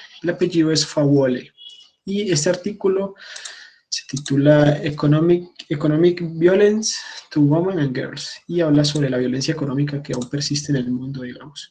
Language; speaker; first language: Spanish; native; Spanish